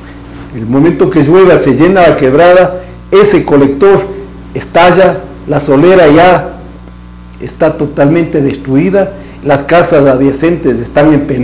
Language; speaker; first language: Spanish; native; Spanish